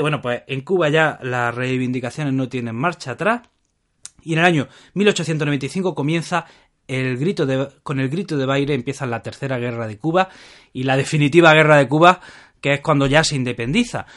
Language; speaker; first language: Spanish; native; Spanish